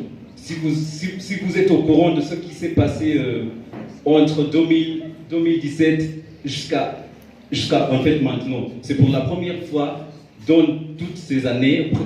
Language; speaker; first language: French; non-native, fluent; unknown